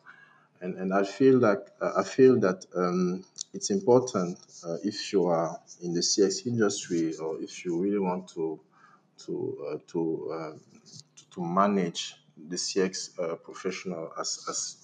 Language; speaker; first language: English; non-native, local second language; French